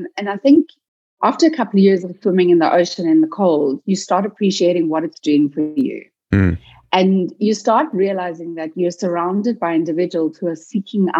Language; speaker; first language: English; native; English